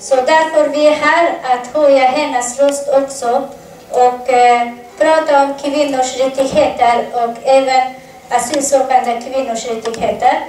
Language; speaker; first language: Swedish; non-native, fluent; Persian